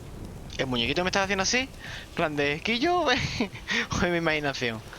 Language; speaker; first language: Spanish; native; Spanish